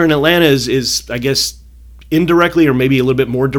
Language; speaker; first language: English; native; English